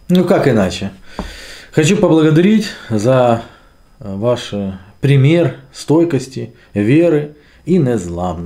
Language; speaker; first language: Russian; native; Russian